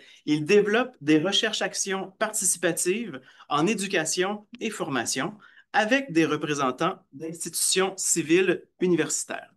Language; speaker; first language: French; native; French